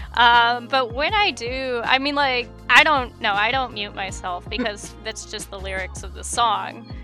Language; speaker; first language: English; native; English